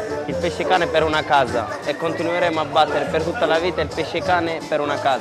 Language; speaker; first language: Italian; non-native, fluent; Arabic